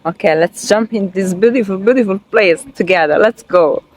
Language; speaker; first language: English; non-native, fluent; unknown